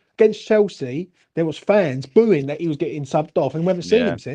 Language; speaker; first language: English; native; English